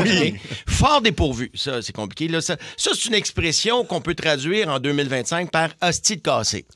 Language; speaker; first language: French; native; French